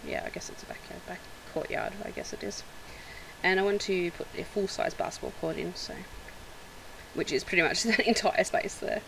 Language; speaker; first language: English; native; English